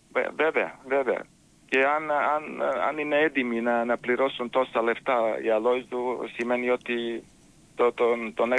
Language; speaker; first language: Greek; non-native, fluent; Serbian